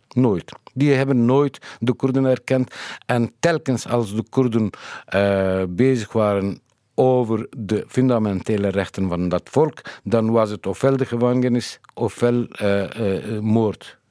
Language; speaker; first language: Dutch; non-native, fluent; Kurdish